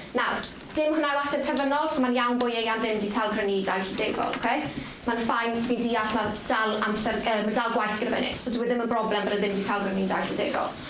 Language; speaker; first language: Welsh; native; Welsh